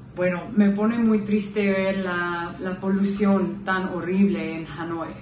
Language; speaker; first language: Spanish; non-native, fluent; English